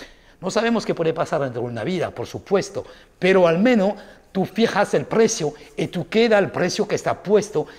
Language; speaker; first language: Spanish; non-native, learner; French